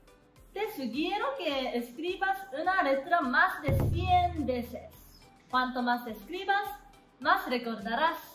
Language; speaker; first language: Spanish; non-native, learner; Japanese